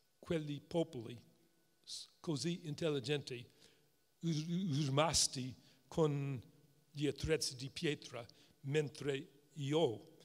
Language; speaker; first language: Italian; non-native, fluent; English